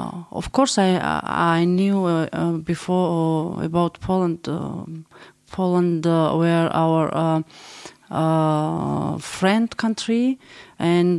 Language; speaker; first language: English; non-native, learner; Georgian